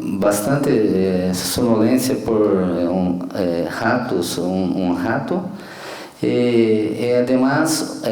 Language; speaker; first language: Spanish; non-native, fluent; Portuguese